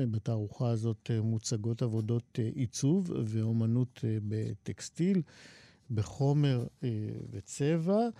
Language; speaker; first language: Hebrew; native; Hebrew